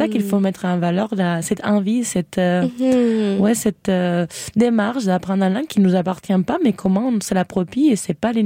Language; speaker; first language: French; non-native, fluent; Spanish